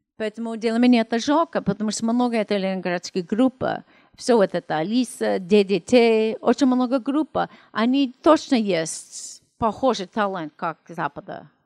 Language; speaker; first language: Russian; non-native, learner; English